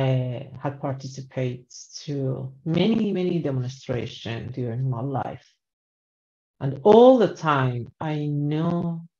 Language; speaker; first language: English; non-native, learner; Persian